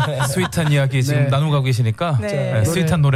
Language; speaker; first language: Korean; native; Korean